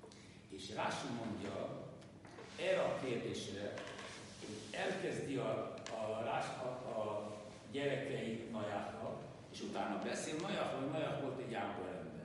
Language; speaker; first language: Hungarian; non-native, local second language; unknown